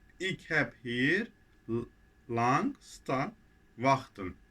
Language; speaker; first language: Dutch; non-native, fluent; Turkish